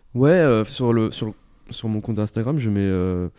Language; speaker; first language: French; native; French